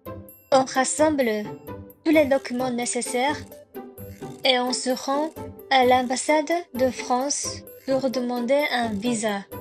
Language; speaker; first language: French; non-native, learner; Japanese